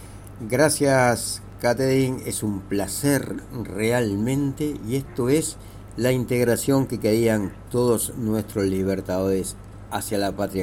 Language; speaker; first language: Spanish; native; Spanish